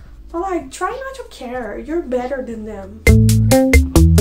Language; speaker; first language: English; non-native, fluent; Portuguese